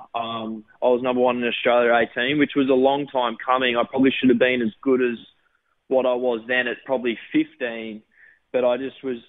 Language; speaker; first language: English; native; English